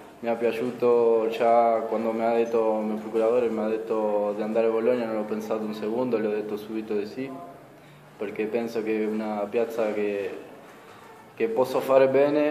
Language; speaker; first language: Italian; non-native, fluent; Spanish